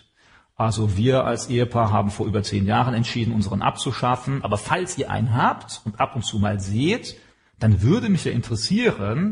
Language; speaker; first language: German; native; German